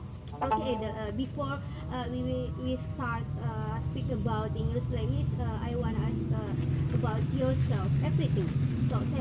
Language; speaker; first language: English; non-native, learner; Indonesian